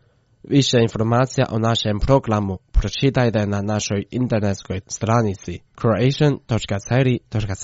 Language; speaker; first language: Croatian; non-native, fluent; Chinese